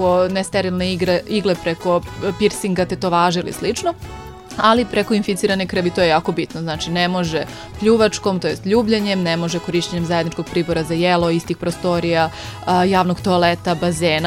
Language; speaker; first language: Serbian; native; Serbian